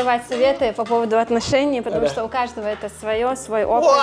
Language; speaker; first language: Russian; native; Russian